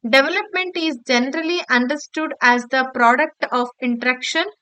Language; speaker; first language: English; non-native, local second language; Kannada